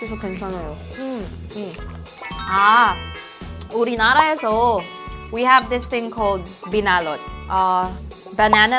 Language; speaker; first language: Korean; non-native, learner; Filipino